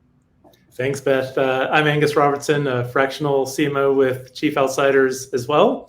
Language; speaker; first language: English; native; English